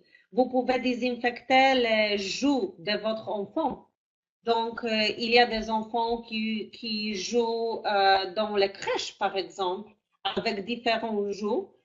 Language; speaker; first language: French; non-native, fluent; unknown